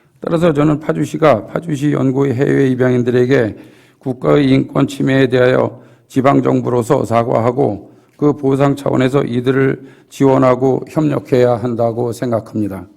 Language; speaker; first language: Korean; native; Korean